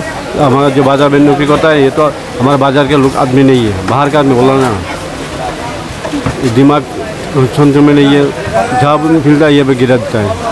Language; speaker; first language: Hindi; non-native, local second language; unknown